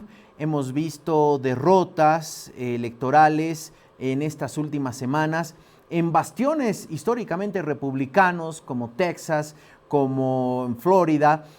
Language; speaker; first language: Spanish; native; Spanish